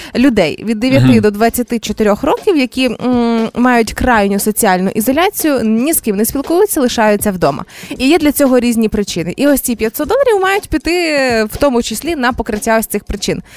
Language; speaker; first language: Ukrainian; native; Ukrainian